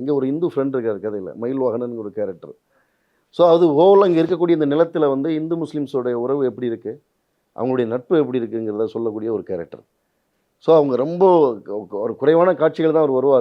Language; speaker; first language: Tamil; native; Tamil